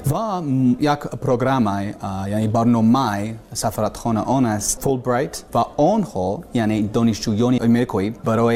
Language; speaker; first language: Persian; non-native, learner; English